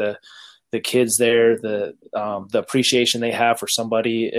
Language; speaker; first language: English; native; English